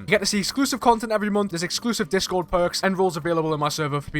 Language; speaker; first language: English; native; English